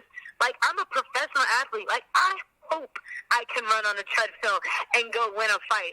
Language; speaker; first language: English; native; English